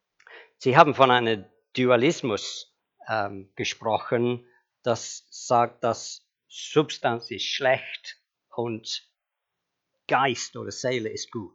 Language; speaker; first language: German; non-native, fluent; English